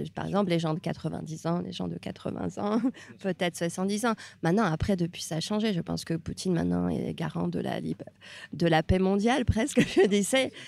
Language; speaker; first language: French; non-native, fluent; Hungarian